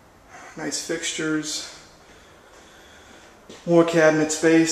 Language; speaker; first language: English; native; English